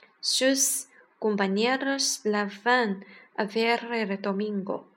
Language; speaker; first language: Spanish; non-native, learner; Chinese